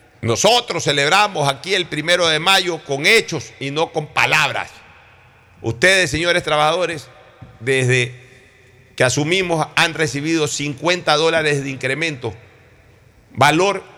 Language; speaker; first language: Spanish; native; Spanish